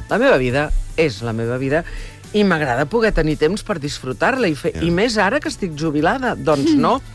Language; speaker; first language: Catalan; early bilingual, heritage; Catalan